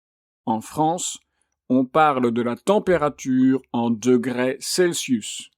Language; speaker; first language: French; native; French